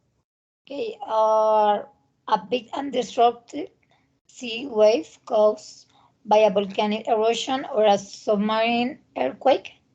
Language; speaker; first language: English; non-native, learner; Spanish